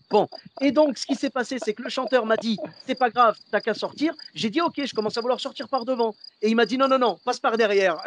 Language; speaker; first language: French; early bilingual, other home language; Arabic